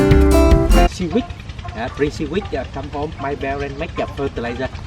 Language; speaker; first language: English; non-native, local second language; Vietnamese